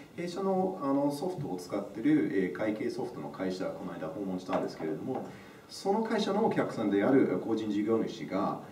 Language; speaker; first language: Japanese; non-native, fluent; English